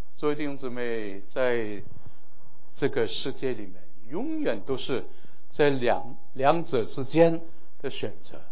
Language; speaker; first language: Chinese; non-native, local second language; Cantonese